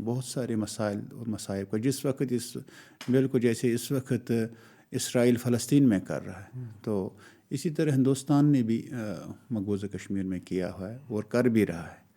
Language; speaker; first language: Urdu; non-native, local second language; Kashmiri